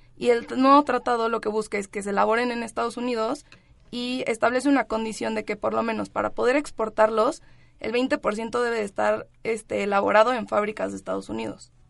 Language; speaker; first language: Spanish; native; Spanish